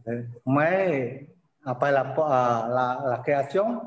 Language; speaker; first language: French; non-native, learner; Khmer